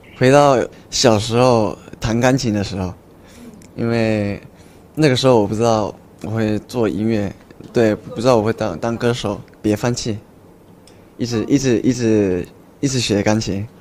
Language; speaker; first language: Chinese; early bilingual, heritage; Chinese